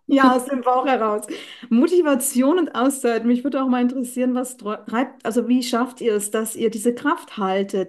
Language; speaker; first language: German; native; German